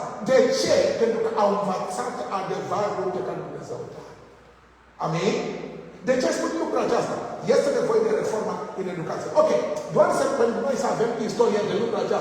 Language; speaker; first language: Romanian; non-native, learner; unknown